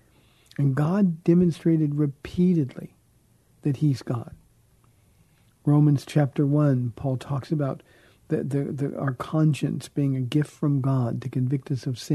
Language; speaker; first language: English; native; English